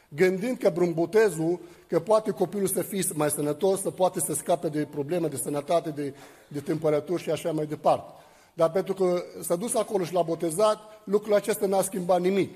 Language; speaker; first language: Romanian; non-native, fluent; Arabic